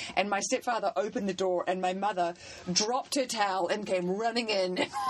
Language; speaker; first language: English; native; English